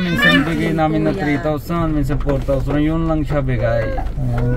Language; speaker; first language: Filipino; non-native, local second language; Punjabi